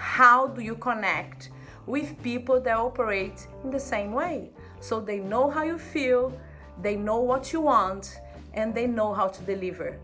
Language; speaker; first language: English; non-native, fluent; Portuguese